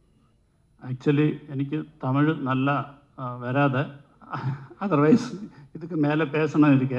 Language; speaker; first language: Tamil; non-native, learner; Malayalam